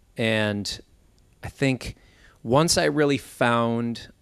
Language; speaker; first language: English; native; English